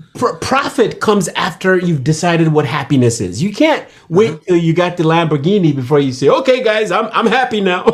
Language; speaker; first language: English; non-native, local second language; Yoruba